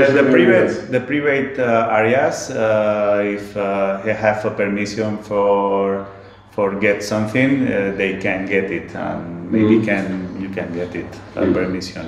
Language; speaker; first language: English; non-native, learner; Spanish